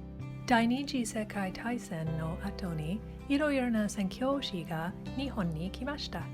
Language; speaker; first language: Japanese; non-native, learner; English